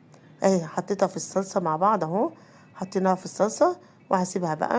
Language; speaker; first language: Arabic; native; Arabic